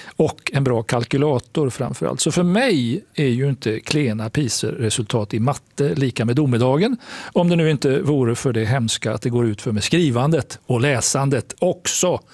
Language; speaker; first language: Swedish; native; Swedish